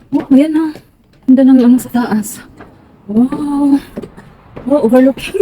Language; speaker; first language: Filipino; native; Filipino